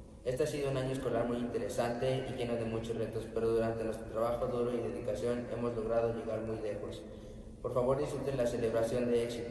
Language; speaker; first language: Spanish; early bilingual, other home language; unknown